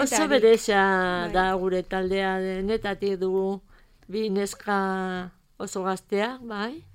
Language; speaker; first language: Basque; non-native, learner; Spanish